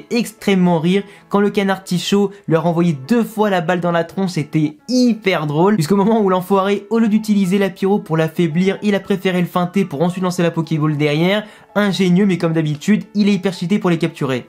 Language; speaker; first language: French; native; French